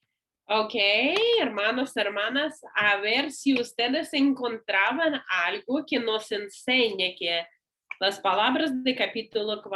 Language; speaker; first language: Spanish; non-native, learner; English